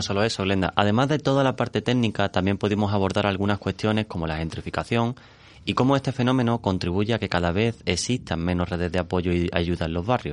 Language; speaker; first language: Spanish; native; Spanish